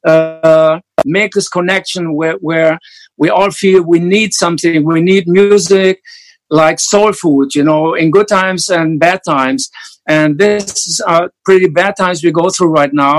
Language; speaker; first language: English; non-native, fluent; German